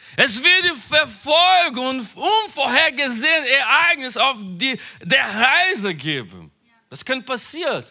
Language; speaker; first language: German; non-native, learner; Portuguese